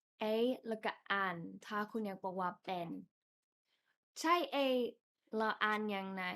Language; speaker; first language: Thai; non-native, fluent; English